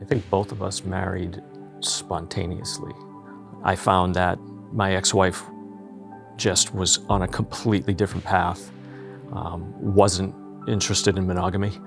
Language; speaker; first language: English; native; English